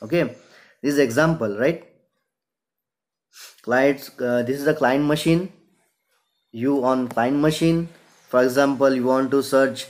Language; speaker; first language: English; non-native, local second language; Marathi